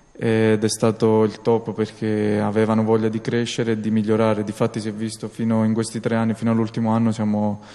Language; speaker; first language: Italian; native; Italian